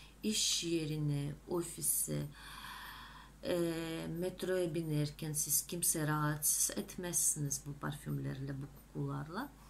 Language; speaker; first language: Turkish; non-native, fluent; Russian